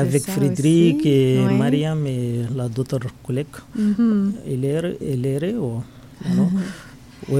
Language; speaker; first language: French; non-native, learner; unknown